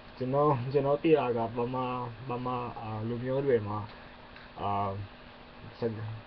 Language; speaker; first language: Burmese; non-native, learner; English